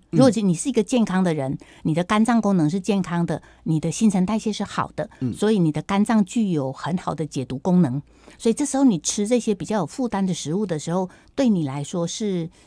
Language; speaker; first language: Chinese; native; Chinese